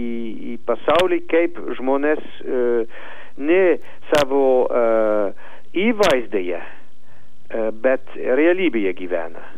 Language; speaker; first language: Lithuanian; non-native, learner; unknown